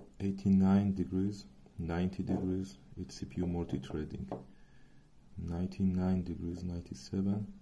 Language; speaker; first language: English; non-native, learner; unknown